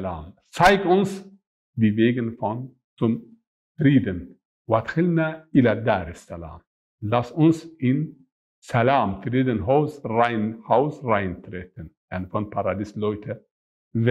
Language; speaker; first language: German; non-native, fluent; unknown